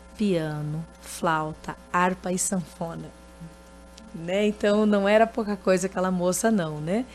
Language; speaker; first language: Portuguese; native; Portuguese